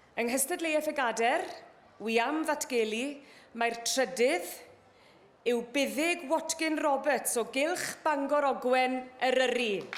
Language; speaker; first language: Welsh; native; Welsh